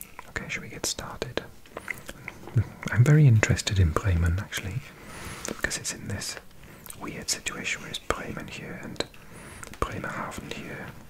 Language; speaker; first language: English; native; English